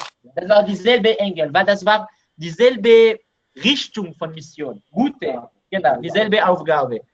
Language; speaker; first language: German; non-native, learner; Hebrew